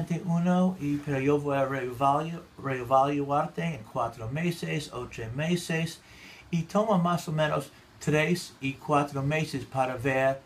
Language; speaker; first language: Spanish; non-native, learner; English